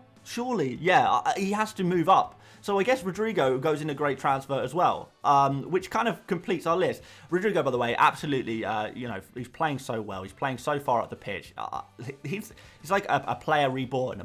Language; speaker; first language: English; native; English